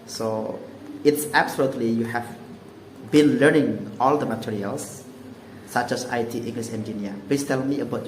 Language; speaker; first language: English; non-native, learner; Indonesian